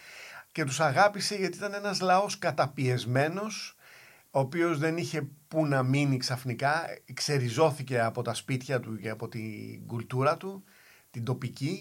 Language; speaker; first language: Greek; native; Greek